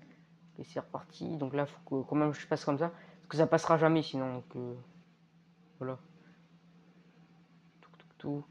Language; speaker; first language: French; native; French